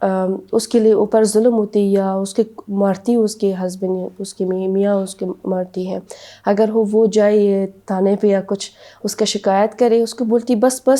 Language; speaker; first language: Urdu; non-native, learner; Persian